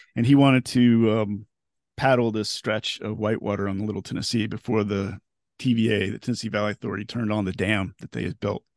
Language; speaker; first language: English; native; English